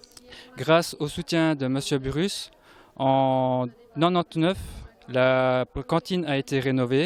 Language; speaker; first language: French; native; French